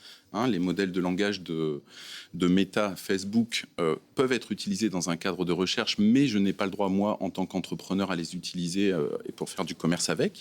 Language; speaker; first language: French; native; French